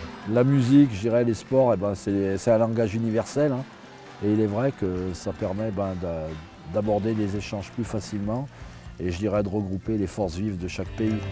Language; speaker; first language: French; native; French